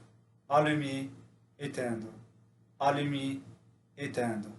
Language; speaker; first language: French; non-native, fluent; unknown